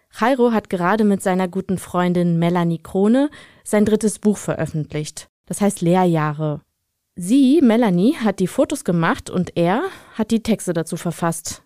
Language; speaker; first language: German; native; German